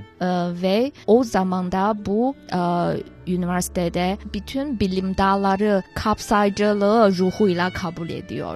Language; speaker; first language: Turkish; non-native, fluent; Chinese